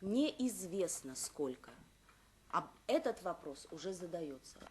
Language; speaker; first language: Russian; native; Russian